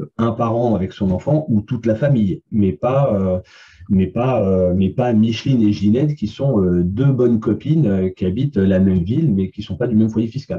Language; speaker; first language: French; native; French